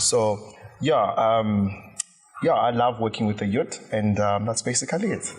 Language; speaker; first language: English; non-native, local second language; Zulu